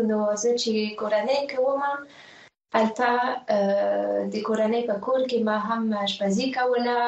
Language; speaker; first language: Pashto; non-native, fluent; French